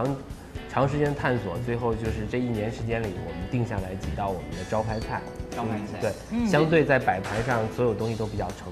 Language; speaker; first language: Chinese; native; Chinese